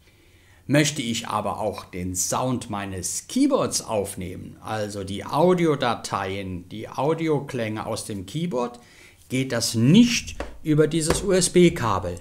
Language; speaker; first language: German; native; German